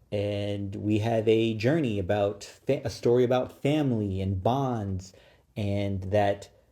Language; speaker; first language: English; native; English